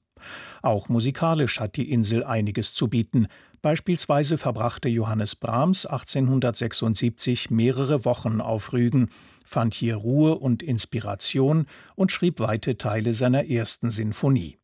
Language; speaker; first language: German; native; German